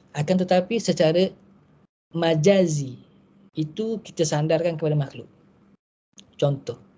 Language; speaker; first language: Malay; native; Malay